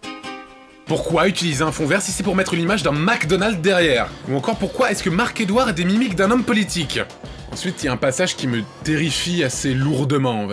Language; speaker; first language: French; native; French